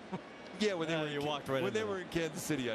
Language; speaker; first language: English; native; English